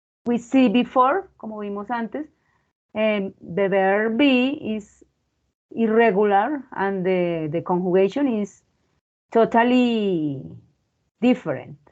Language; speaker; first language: English; non-native, fluent; Spanish